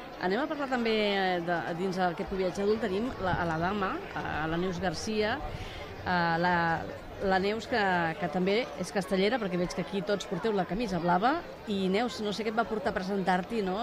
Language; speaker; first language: Catalan; native; Catalan